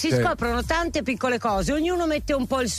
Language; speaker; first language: Italian; native; Italian